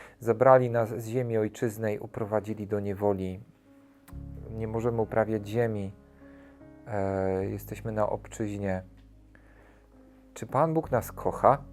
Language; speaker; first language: Polish; native; Polish